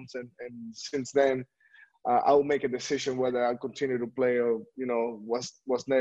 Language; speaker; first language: English; non-native, fluent; Spanish